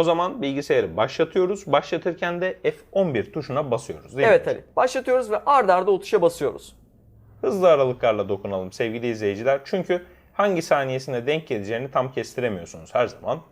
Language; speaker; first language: Turkish; native; Turkish